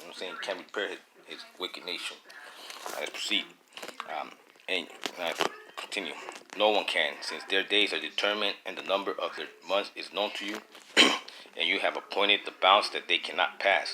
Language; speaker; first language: English; native; English